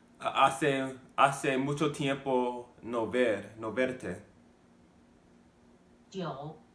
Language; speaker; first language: Spanish; non-native, learner; English